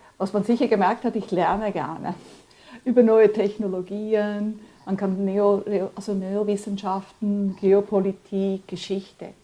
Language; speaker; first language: German; early bilingual, other home language; Spanish